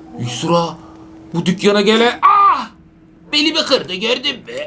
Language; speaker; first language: Turkish; native; Turkish